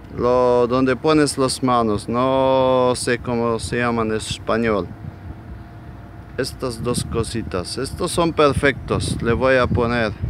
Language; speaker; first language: Spanish; non-native, fluent; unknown